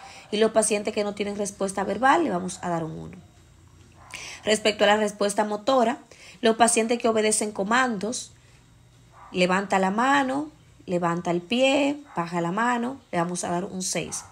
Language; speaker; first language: Spanish; native; Spanish